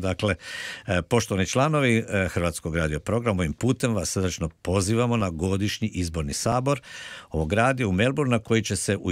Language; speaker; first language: Croatian; native; Croatian